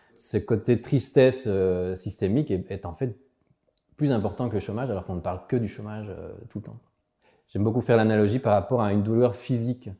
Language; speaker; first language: French; early bilingual, other home language; Spanish